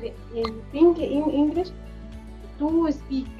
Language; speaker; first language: English; non-native, learner; Arabic